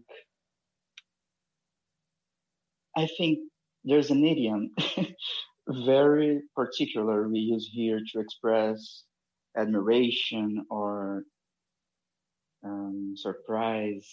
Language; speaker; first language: English; non-native, fluent; Portuguese